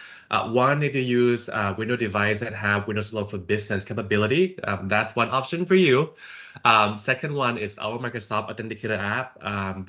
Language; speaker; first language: English; non-native, fluent; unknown